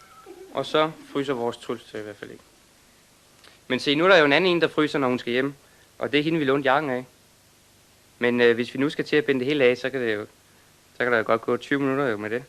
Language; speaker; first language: Danish; native; Danish